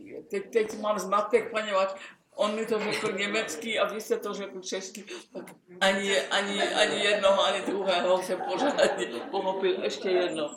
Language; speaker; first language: Czech; non-native, local second language; German